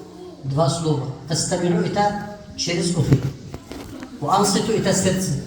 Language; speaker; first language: Russian; non-native, learner; Arabic